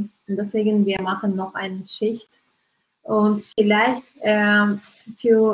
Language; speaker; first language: German; non-native, learner; Russian